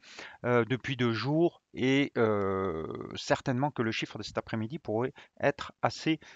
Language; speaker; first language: French; native; French